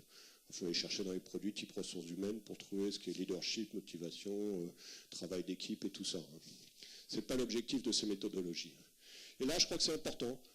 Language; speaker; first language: French; native; French